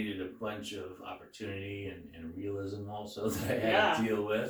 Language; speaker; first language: English; native; English